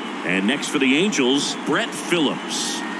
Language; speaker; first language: English; native; English